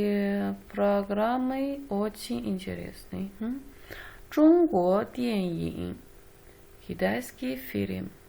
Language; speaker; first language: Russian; non-native, learner; Chinese